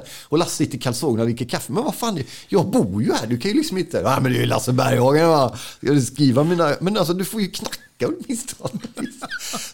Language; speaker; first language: Swedish; native; Swedish